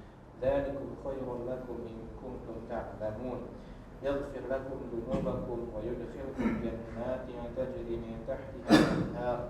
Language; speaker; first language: Arabic; non-native, learner; Indonesian